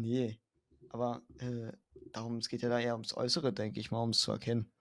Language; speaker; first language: German; native; German